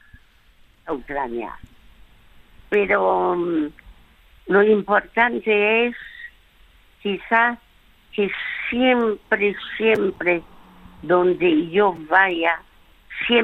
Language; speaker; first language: Spanish; early bilingual, other home language; French